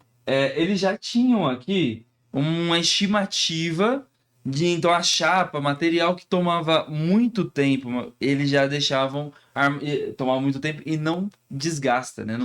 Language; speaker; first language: Portuguese; native; Portuguese